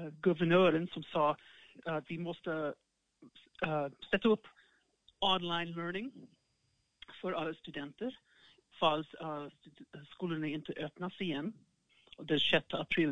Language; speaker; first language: Swedish; non-native, fluent; English